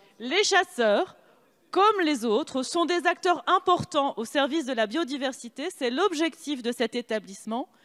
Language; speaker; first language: French; native; French